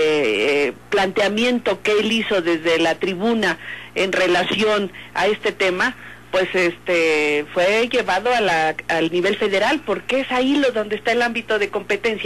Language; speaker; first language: Spanish; native; Spanish